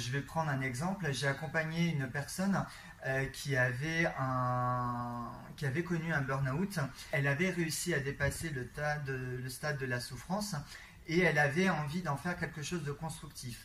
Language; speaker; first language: French; native; French